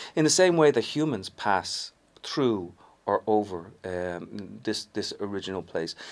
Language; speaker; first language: English; native; English